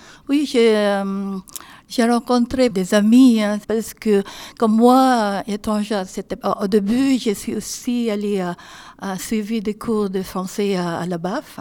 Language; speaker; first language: French; non-native, learner; Filipino